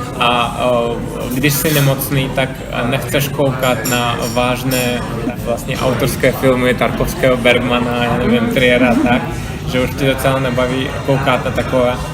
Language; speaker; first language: Czech; non-native, fluent; Azerbaijani